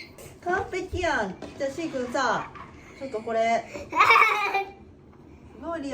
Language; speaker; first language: Japanese; native; Japanese